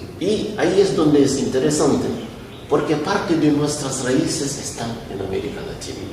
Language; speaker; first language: Spanish; non-native, fluent; Wolof